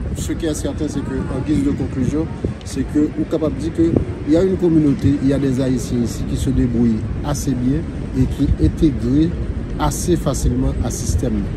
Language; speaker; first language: French; non-native, local second language; Haitian Creole